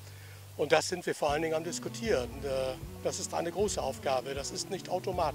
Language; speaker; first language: German; native; German